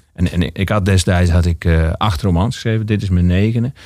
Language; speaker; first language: Dutch; native; Dutch